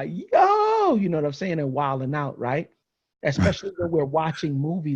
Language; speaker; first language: English; native; English